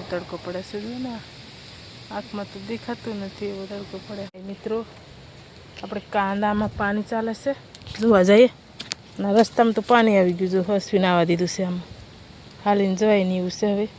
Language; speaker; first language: Gujarati; non-native, local second language; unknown